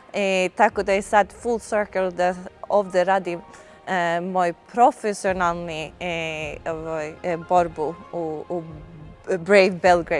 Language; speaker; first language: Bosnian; early bilingual, heritage; Serbian